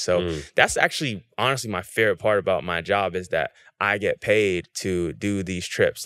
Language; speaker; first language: English; native; English